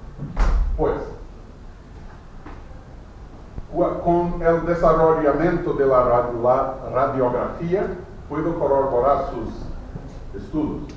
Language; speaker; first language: Spanish; non-native, fluent; Portuguese